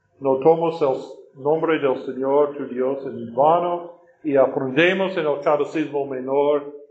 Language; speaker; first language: Spanish; non-native, fluent; English